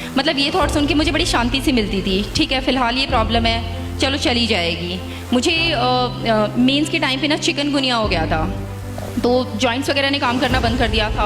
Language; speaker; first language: Hindi; native; Hindi